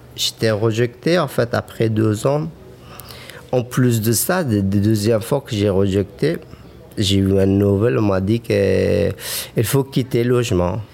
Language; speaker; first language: French; non-native, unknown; Persian